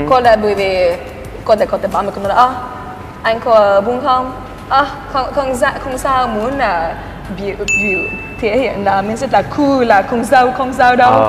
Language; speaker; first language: Vietnamese; early bilingual, heritage; Swedish